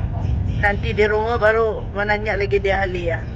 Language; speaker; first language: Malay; non-native, learner; Filipino